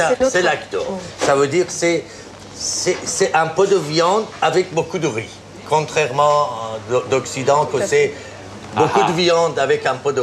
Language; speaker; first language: French; non-native, fluent; Persian